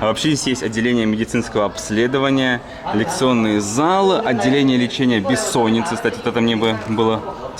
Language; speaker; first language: Russian; native; Russian